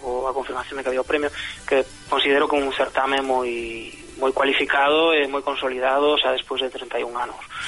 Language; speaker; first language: Galician; non-native, local second language; Spanish